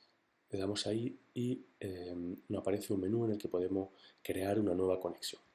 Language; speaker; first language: Spanish; native; Spanish